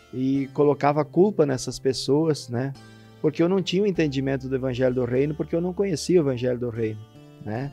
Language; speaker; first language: Portuguese; native; Portuguese